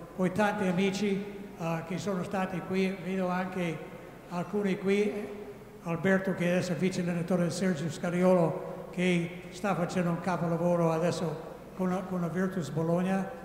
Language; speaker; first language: Italian; non-native, fluent; English